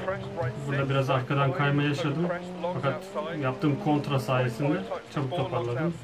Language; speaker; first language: Turkish; native; Turkish